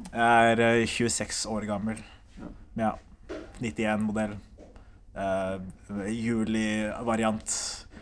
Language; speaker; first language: Norwegian; early bilingual, other home language; Somali